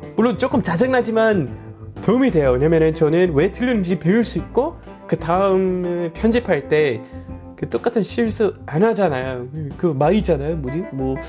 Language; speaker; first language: Korean; non-native, fluent; English